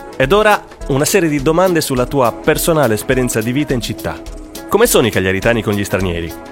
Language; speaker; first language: Italian; native; Italian